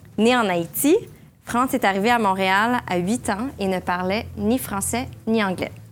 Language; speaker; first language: French; native; French